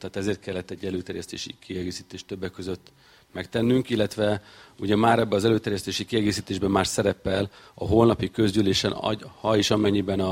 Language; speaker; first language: Hungarian; native; Hungarian